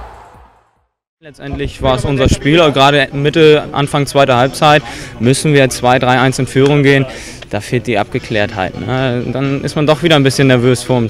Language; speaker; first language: German; native; German